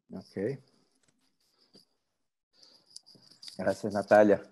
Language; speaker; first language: Spanish; non-native, learner; Portuguese